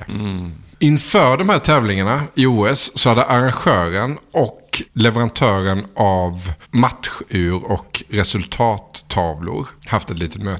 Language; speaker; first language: Swedish; native; Swedish